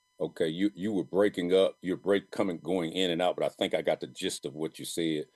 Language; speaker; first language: English; native; English